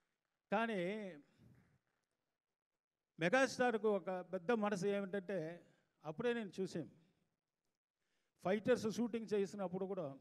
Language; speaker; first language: Telugu; non-native, fluent; Tamil